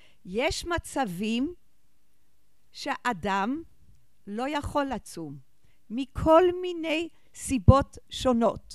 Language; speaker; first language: Hebrew; non-native, fluent; English